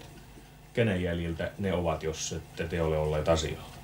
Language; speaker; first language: Finnish; native; Finnish